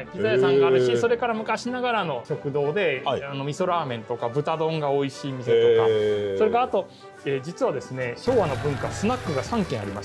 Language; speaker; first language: Japanese; native; Japanese